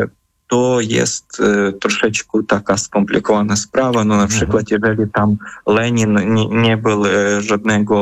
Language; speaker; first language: Polish; non-native, fluent; Ukrainian